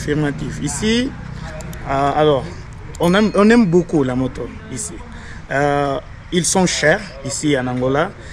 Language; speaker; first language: French; non-native, fluent; Portuguese